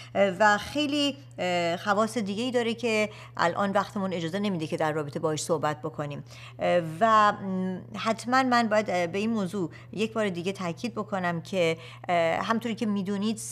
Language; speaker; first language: Persian; native; Persian